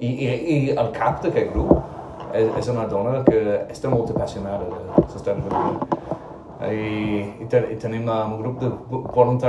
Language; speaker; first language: Catalan; non-native, learner; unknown